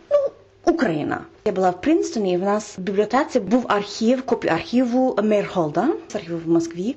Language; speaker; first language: Ukrainian; non-native, fluent; English